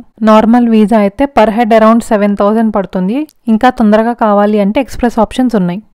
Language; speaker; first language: Telugu; native; Telugu